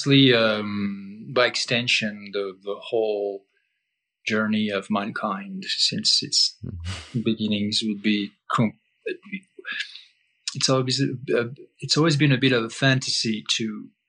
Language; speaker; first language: English; non-native, fluent; French